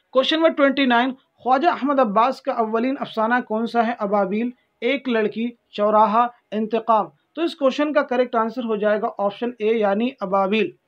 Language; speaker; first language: Hindi; native; Hindi